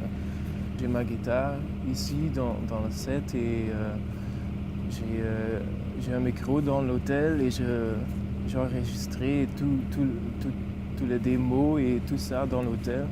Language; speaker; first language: French; non-native, fluent; English